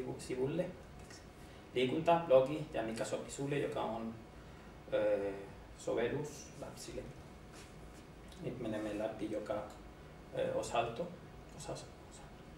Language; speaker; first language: Finnish; non-native, learner; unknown